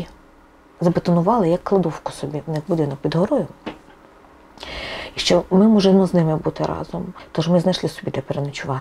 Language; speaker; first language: Ukrainian; non-native, local second language; Russian